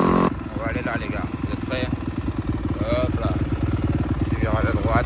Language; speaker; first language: French; native; French